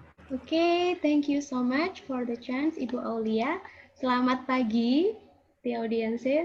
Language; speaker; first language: English; non-native, fluent; Indonesian